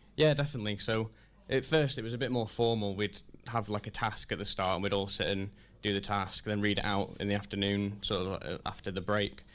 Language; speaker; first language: English; native; English